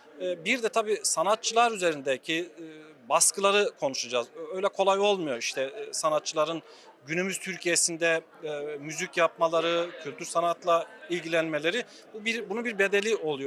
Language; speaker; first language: Turkish; native; Turkish